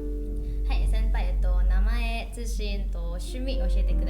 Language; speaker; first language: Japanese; non-native, learner; Indonesian